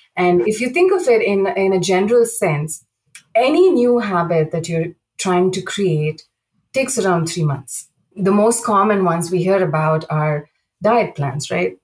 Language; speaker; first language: English; non-native, local second language; Telugu